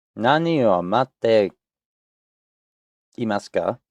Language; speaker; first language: Japanese; non-native, learner; English